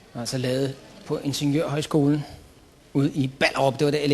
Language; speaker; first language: Danish; native; Danish